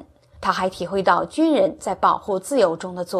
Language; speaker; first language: Chinese; native; Chinese